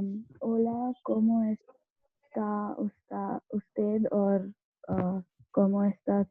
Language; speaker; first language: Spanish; non-native, learner; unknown